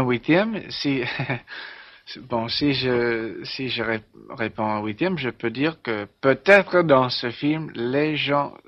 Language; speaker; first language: French; non-native, learner; English